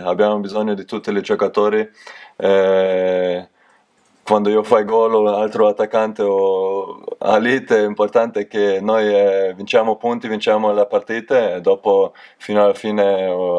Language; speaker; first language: Italian; non-native, learner; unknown